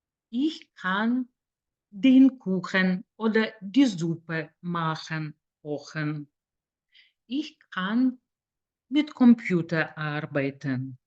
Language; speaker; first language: German; non-native, fluent; Lithuanian